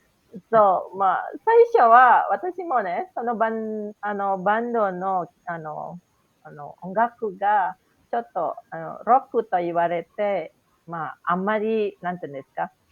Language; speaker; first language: Japanese; non-native, fluent; Indonesian